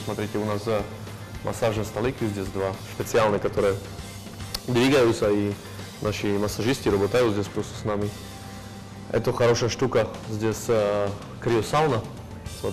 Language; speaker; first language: Russian; non-native, learner; Slovak